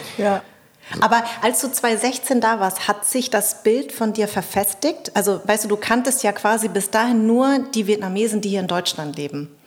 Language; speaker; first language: German; early bilingual, other home language; Vietnamese